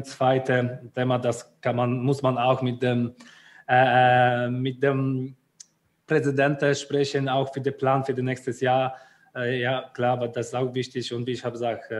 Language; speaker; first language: German; non-native, fluent; Polish